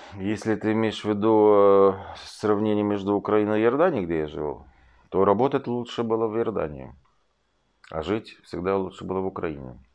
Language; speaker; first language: Russian; non-native, fluent; Arabic